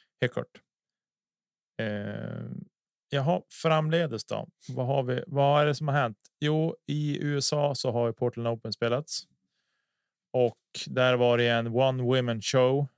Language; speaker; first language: Swedish; native; Swedish